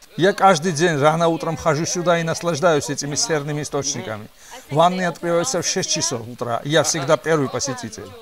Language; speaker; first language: Russian; non-native, local second language; Georgian